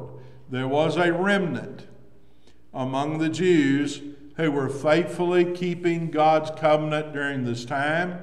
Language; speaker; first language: English; native; English